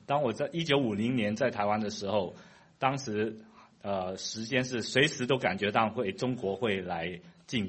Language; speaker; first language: Chinese; non-native, fluent; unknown